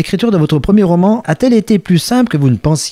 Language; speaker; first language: French; native; French